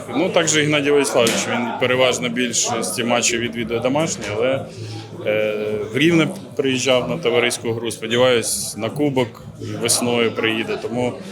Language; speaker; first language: Ukrainian; native; Ukrainian